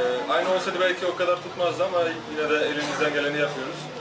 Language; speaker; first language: Turkish; non-native, fluent; Slovak